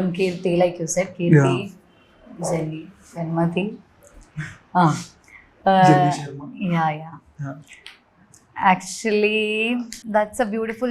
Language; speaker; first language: Telugu; non-native, learner; Malayalam